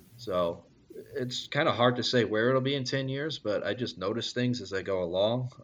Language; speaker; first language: English; native; English